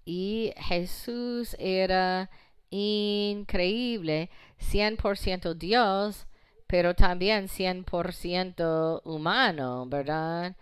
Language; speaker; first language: Spanish; non-native, fluent; English